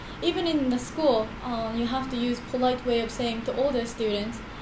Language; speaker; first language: English; non-native, fluent; Japanese